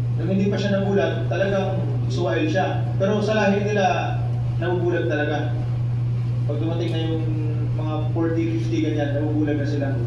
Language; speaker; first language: Filipino; non-native, local second language; Cebuano